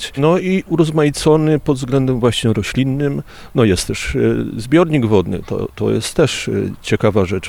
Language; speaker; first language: Polish; native; Polish